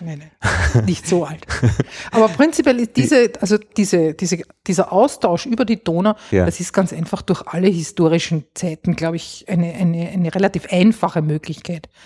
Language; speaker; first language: German; native; German